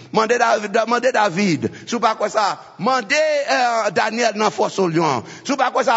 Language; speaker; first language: French; non-native, local second language; Haitian Creole